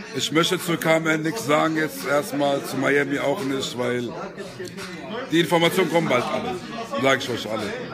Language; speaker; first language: German; early bilingual, other home language; Arabic